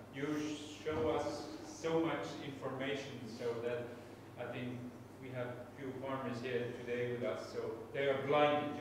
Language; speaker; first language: English; non-native, fluent; Estonian